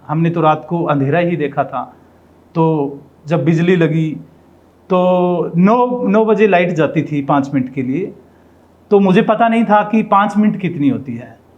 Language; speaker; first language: Hindi; non-native, local second language; Rajasthani